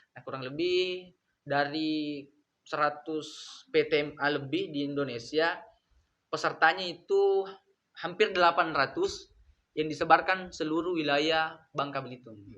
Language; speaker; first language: Indonesian; non-native, local second language; Buginese